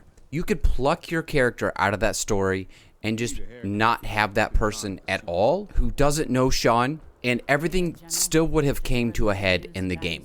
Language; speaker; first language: English; native; English